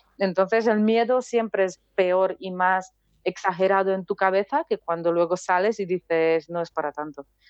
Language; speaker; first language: Spanish; non-native, fluent; Polish